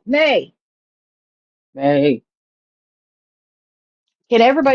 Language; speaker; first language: English; native; English